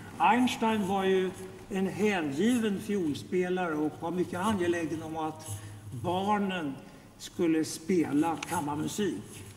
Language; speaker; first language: Swedish; native; Swedish